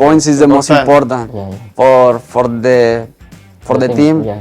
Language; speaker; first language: English; non-native, learner; Spanish